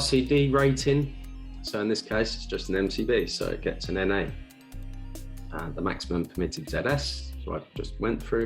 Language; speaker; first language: English; native; English